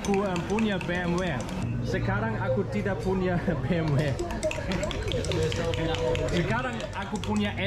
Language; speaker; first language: Indonesian; non-native, learner; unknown